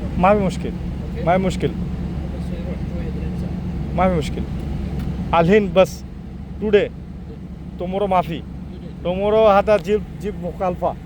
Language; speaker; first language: Arabic; non-native, learner; Bangla